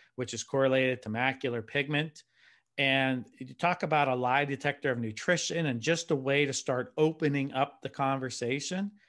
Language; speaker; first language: English; native; English